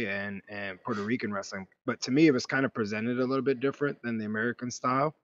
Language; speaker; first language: English; native; English